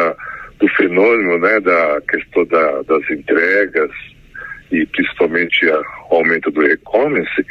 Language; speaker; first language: Portuguese; native; Portuguese